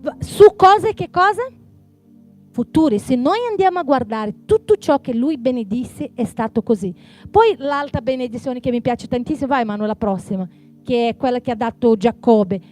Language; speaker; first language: Italian; non-native, fluent; Portuguese